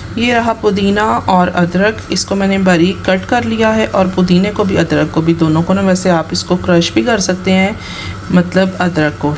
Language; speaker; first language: Urdu; non-native, local second language; Punjabi